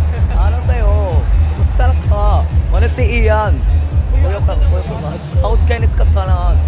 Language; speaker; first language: Cebuano; non-native, fluent; Korean